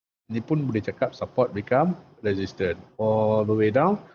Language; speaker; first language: English; non-native, local second language; Malay